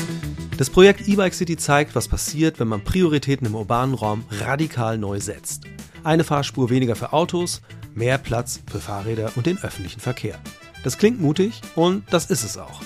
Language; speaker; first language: German; native; German